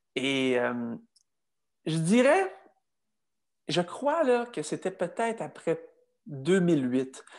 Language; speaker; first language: French; native; French